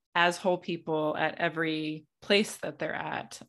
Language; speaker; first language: English; native; English